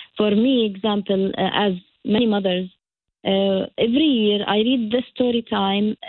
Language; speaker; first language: English; non-native, fluent; Arabic